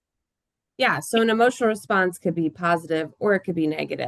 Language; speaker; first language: English; native; English